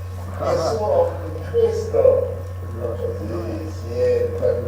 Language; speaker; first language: Italian; non-native, learner; Russian